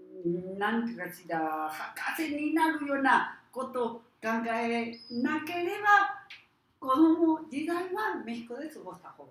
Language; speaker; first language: Japanese; non-native, learner; Spanish